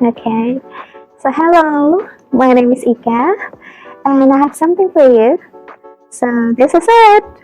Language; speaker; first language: English; non-native, fluent; Indonesian